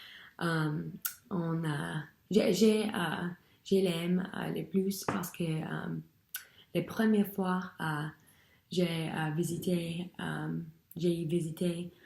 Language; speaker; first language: French; non-native, learner; English